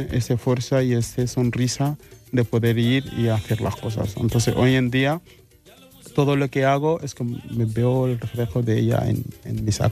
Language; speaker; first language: Spanish; non-native, fluent; Mandingo